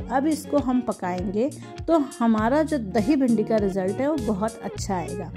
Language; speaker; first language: Hindi; native; Hindi